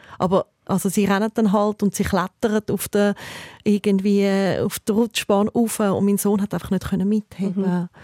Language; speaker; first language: German; native; German